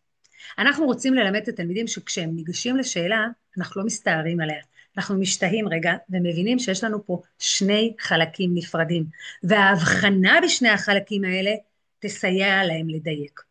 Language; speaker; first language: Hebrew; native; Hebrew